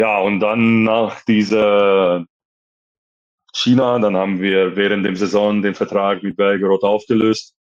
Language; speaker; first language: German; non-native, fluent; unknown